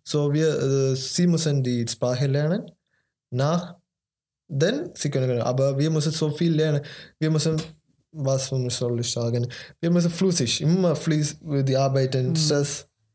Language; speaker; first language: German; non-native, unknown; Malayalam